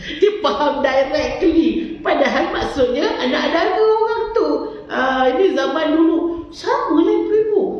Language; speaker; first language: Malay; native; Malay